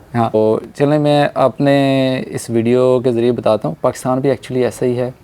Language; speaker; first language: Urdu; native; Urdu